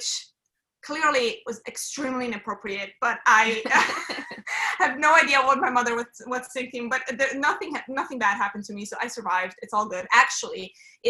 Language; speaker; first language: English; non-native, fluent; German